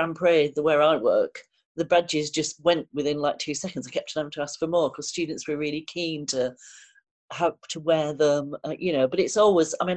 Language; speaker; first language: English; native; English